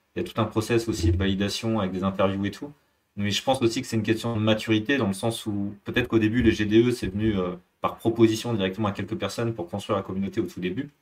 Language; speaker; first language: French; native; French